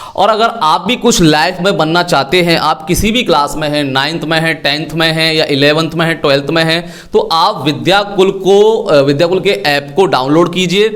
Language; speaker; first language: Hindi; native; Hindi